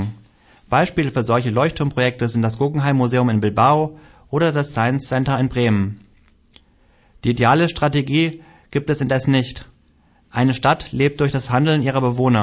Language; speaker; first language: German; native; German